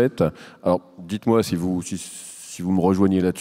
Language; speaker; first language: French; native; French